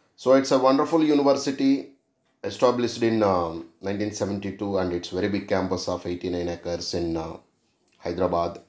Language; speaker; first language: English; non-native, local second language; Telugu